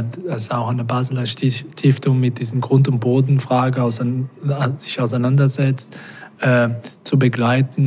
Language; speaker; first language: German; non-native, fluent; Portuguese